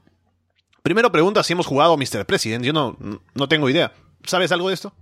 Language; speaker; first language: Spanish; native; Spanish